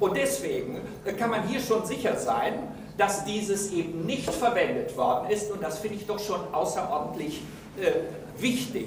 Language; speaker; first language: German; native; German